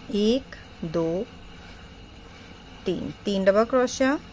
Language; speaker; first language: Hindi; native; Hindi